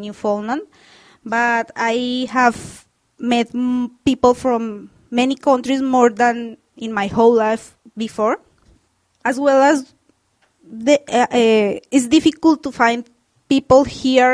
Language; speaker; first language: English; non-native, fluent; Spanish